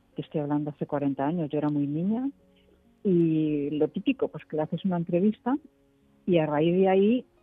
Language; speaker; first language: Spanish; native; Spanish